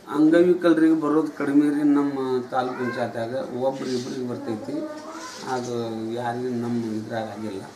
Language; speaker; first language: Kannada; non-native, local second language; Lambadi